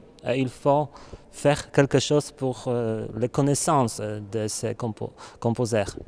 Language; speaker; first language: French; non-native, learner; Polish